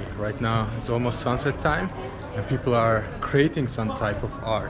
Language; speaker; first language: English; non-native, fluent; Azerbaijani